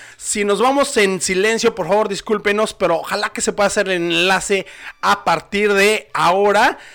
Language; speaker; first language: Spanish; native; Spanish